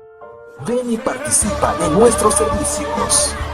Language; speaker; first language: Spanish; native; Spanish